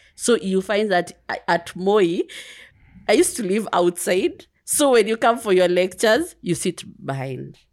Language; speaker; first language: English; non-native, local second language; Kikuyu